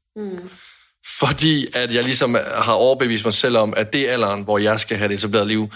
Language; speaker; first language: Danish; native; Danish